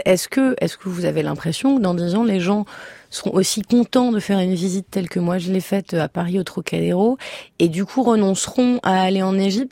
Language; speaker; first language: French; native; French